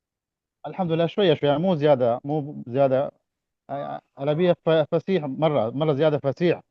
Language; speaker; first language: Arabic; non-native, learner; Urdu